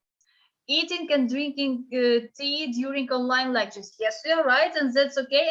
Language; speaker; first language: English; non-native, fluent; Ukrainian